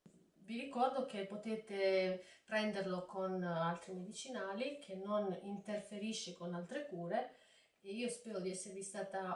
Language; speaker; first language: Italian; native; Italian